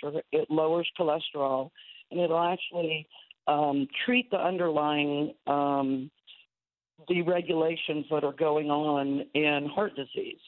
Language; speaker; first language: English; native; English